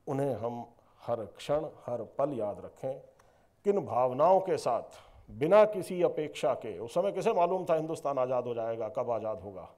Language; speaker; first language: Hindi; native; Hindi